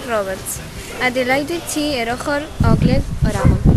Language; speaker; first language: Welsh; non-native, learner; Spanish